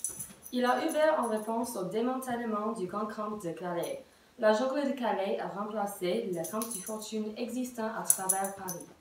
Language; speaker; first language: French; non-native, learner; English